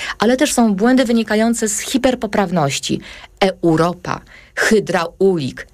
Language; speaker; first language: Polish; native; Polish